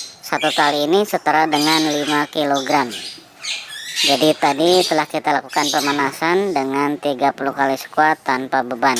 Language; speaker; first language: Indonesian; native; Indonesian